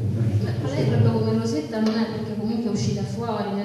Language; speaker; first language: Italian; native; Italian